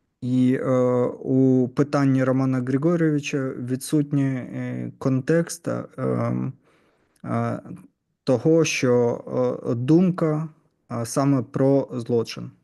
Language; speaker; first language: Ukrainian; non-native, learner; Russian